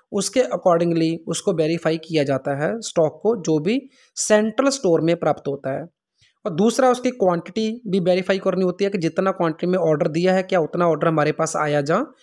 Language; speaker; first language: Hindi; non-native, local second language; Punjabi